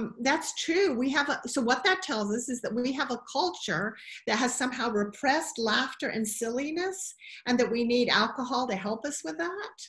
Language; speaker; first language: English; native; English